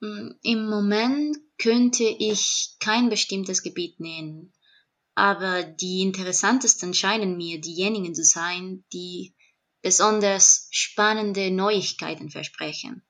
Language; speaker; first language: German; non-native, fluent; Spanish